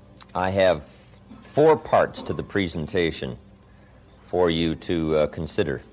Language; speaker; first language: English; native; English